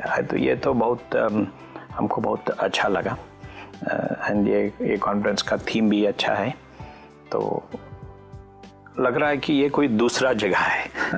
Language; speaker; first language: Hindi; non-native, local second language; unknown